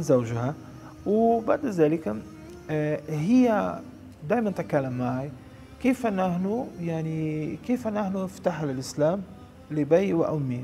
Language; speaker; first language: Arabic; non-native, learner; Portuguese